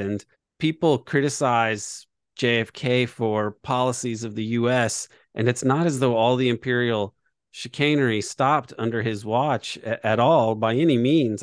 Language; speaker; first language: English; native; English